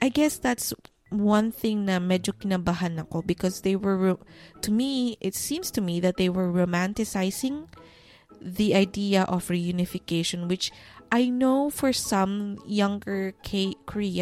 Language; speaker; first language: English; non-native, local second language; Filipino